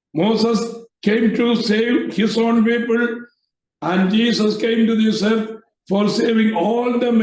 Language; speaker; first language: English; non-native, local second language; Malayalam